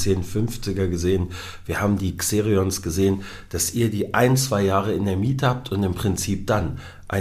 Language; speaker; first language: German; native; German